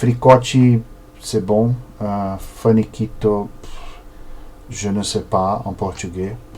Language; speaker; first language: French; non-native, learner; Portuguese